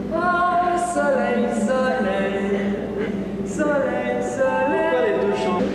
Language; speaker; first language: French; native; French